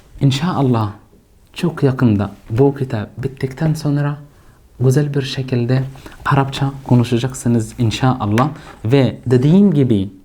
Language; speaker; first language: Turkish; non-native, fluent; Arabic